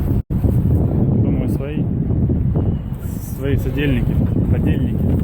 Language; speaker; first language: Russian; native; Russian